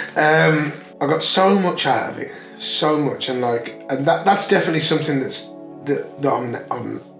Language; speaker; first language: English; native; English